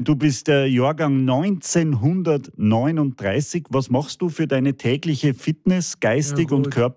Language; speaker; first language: German; native; German